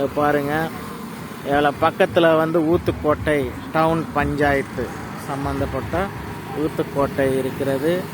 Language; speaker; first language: Tamil; non-native, local second language; Telugu